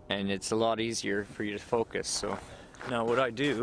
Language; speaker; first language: English; native; English